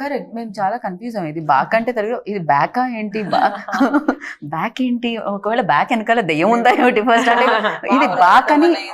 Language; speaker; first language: Telugu; native; Telugu